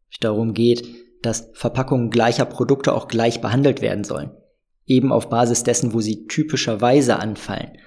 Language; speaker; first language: German; native; German